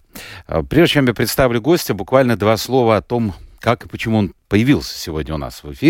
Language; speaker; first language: Russian; native; Russian